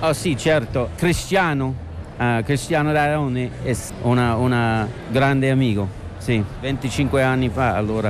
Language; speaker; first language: Italian; non-native, learner; English